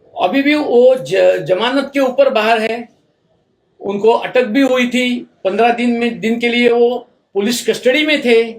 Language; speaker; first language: Hindi; non-native, local second language; Marathi